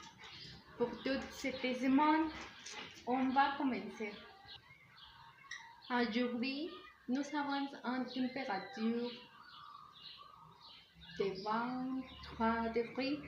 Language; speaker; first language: French; non-native, learner; Spanish